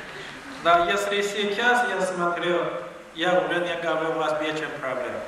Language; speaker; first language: Russian; non-native, learner; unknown